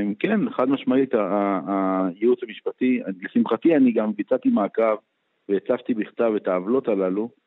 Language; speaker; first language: Hebrew; native; Hebrew